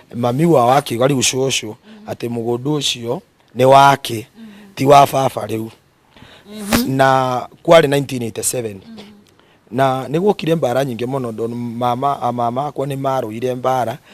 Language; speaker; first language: Kikuyu; non-native, local second language; Gusii